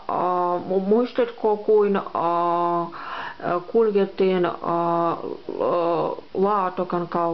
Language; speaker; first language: Finnish; non-native, local second language; Russian